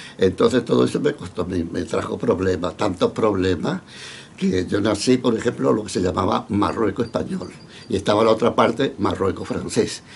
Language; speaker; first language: Spanish; native; Spanish